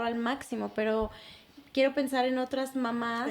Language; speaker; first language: Spanish; native; Spanish